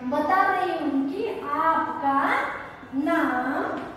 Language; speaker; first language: Hindi; non-native, local second language; Kannada